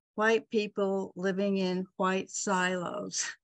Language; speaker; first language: English; native; English